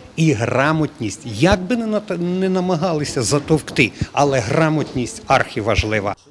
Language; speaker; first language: Ukrainian; native; Ukrainian